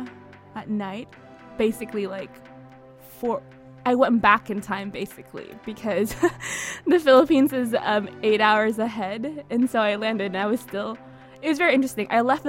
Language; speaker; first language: English; early bilingual, other home language; Hiligaynon